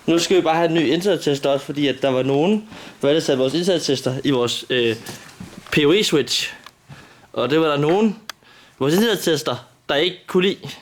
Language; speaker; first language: Danish; native; Danish